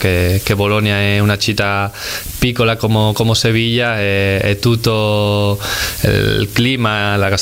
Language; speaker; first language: Italian; non-native, fluent; Spanish